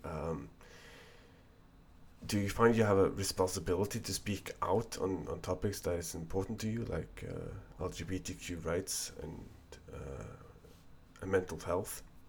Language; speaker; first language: English; non-native, fluent; Norwegian